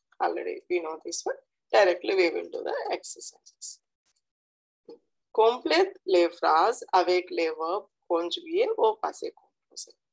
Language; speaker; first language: French; non-native, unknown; Telugu